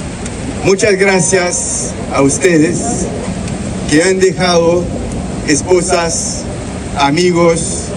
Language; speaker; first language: Spanish; non-native, learner; Haitian Creole